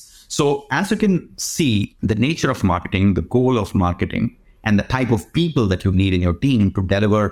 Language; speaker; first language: English; non-native, local second language; Tamil